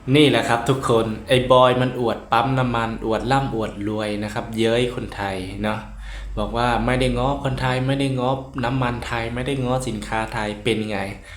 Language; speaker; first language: Thai; native; Thai